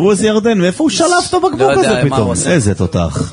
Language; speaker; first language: Hebrew; native; Hebrew